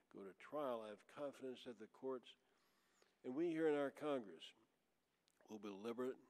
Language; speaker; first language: English; native; English